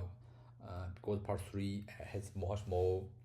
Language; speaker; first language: English; non-native, learner; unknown